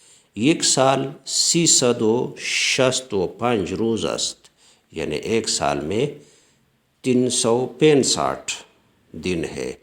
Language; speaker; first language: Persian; non-native, fluent; Urdu